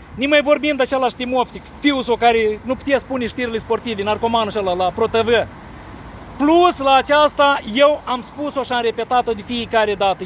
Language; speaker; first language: Romanian; native; Romanian